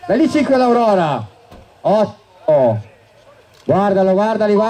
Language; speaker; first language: Italian; native; Italian